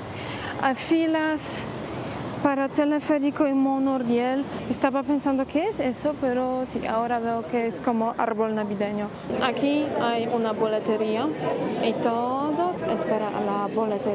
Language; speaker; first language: Spanish; non-native, fluent; Polish